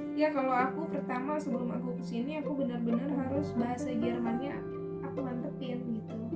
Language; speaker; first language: Indonesian; native; Indonesian